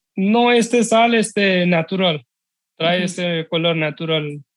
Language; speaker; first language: Spanish; non-native, learner; Urdu